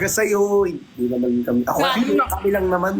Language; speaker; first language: Filipino; native; Filipino